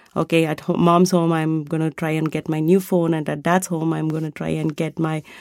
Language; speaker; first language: English; non-native, local second language; Tamil